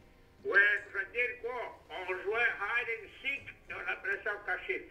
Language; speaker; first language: French; native; French